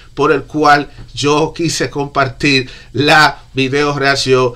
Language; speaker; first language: Spanish; native; Spanish